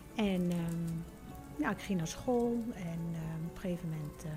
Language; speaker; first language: Dutch; early bilingual, other home language; Turkish